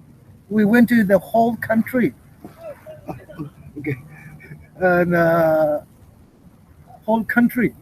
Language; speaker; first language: English; non-native, learner; Japanese